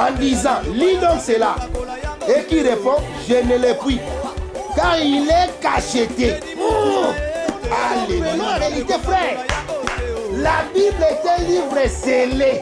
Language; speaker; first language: French; non-native, local second language; Lingala